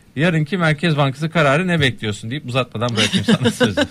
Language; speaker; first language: Turkish; native; Turkish